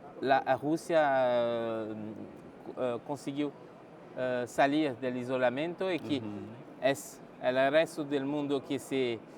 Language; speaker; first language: Spanish; non-native, learner; French